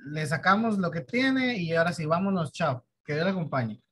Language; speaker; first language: Spanish; native; Spanish